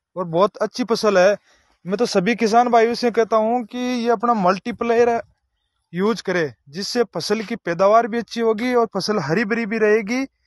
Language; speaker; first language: Hindi; native; Hindi